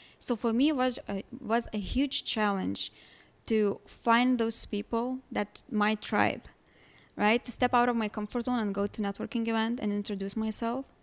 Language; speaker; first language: English; non-native, fluent; Lithuanian